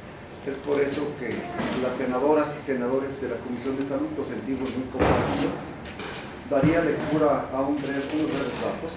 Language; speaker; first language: Spanish; native; Spanish